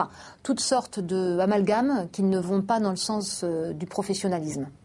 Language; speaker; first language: French; native; French